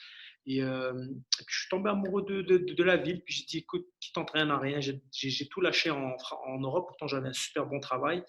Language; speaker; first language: French; early bilingual, other home language; Arabic